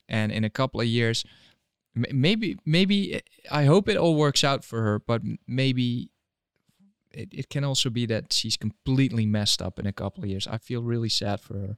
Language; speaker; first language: English; non-native, fluent; Dutch